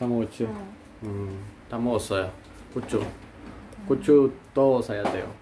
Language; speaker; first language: Korean; non-native, learner; Spanish